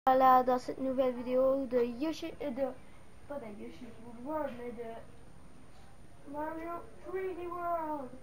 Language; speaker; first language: French; native; French